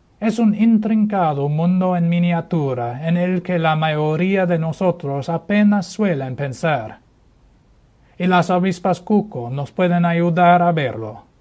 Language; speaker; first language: Spanish; non-native, fluent; English